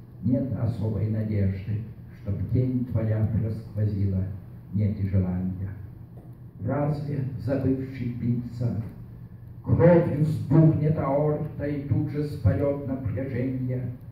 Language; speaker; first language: Russian; non-native, local second language; Lithuanian